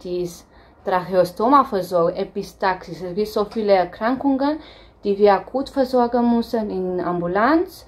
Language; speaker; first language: German; non-native, fluent; Romanian